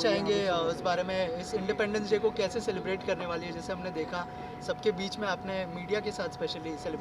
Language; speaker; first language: Hindi; native; Hindi